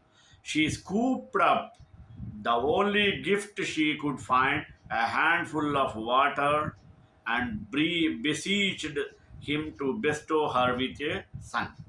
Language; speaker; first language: English; non-native, local second language; Telugu